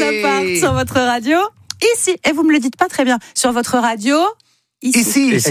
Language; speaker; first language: French; native; French